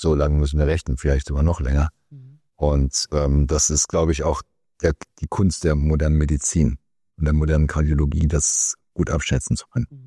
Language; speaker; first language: German; native; German